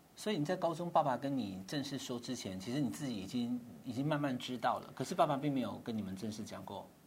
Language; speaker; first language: Chinese; native; Chinese